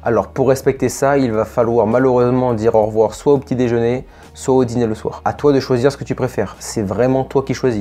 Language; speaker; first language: French; native; French